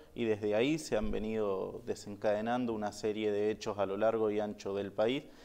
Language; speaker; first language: Spanish; native; Spanish